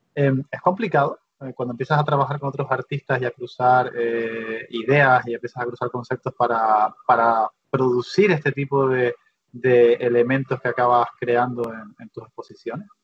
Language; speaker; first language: Spanish; native; Spanish